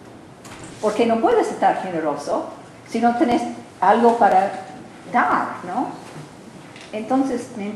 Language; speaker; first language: Spanish; non-native, learner; English